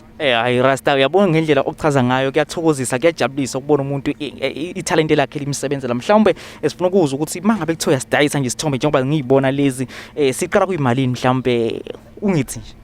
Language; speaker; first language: Zulu; native; Zulu